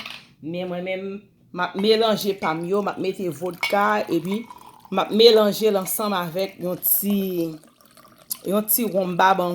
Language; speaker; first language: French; non-native, learner; Haitian Creole